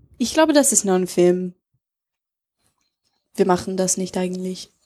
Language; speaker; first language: German; non-native, learner; English